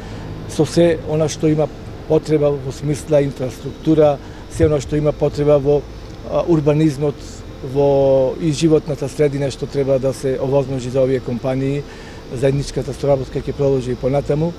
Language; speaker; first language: Macedonian; native; Macedonian